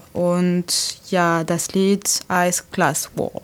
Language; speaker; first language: German; non-native, learner; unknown